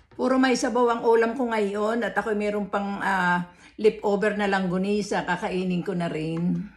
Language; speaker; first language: Filipino; native; Filipino